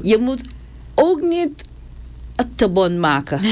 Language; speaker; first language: Dutch; non-native, local second language; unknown